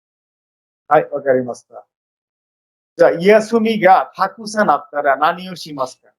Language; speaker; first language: Japanese; non-native, fluent; Bangla